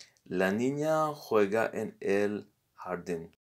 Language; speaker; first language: Spanish; non-native, learner; Morisyen